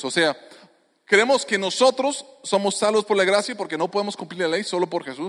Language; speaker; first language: Spanish; native; Spanish